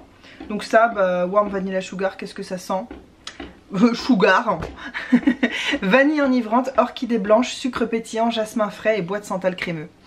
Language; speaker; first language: French; native; French